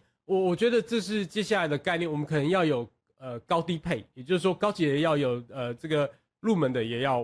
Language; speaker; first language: Chinese; native; Chinese